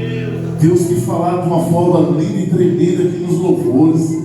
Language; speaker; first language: Portuguese; native; Portuguese